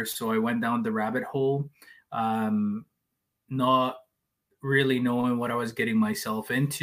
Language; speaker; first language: English; non-native, fluent; Spanish